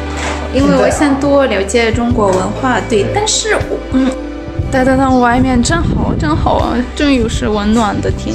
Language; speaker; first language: Chinese; non-native, fluent; Russian